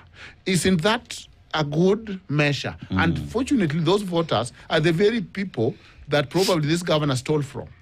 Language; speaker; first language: English; non-native, local second language; Luo (Kenya and Tanzania)